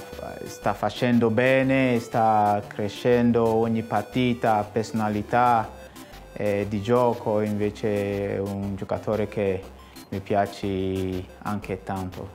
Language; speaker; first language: Italian; non-native, fluent; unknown